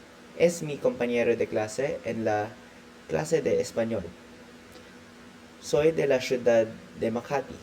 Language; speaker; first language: Spanish; non-native, learner; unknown